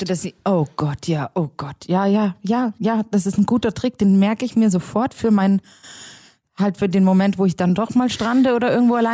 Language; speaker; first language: German; native; German